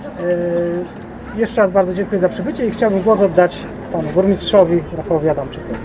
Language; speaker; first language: Polish; native; Polish